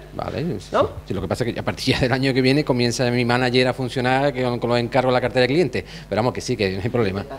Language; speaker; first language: Spanish; native; Spanish